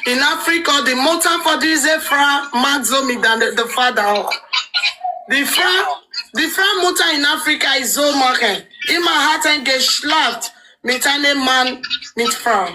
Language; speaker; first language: German; non-native, learner; Nigerian Pidgin